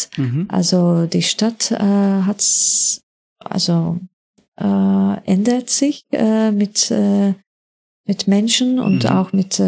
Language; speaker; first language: German; non-native, fluent; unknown